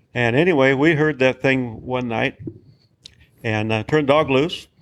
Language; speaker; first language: English; native; English